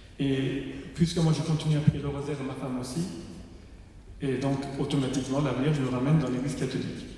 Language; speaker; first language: French; non-native, fluent; Persian